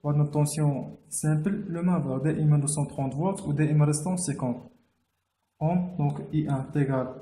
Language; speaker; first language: French; non-native, local second language; Arabic